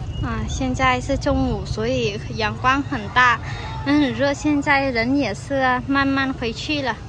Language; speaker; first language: Chinese; non-native, fluent; Vietnamese